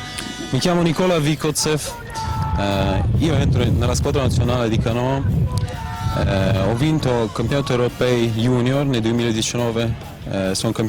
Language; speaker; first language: Italian; non-native, learner; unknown